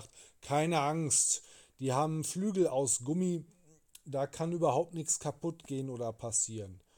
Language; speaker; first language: German; native; German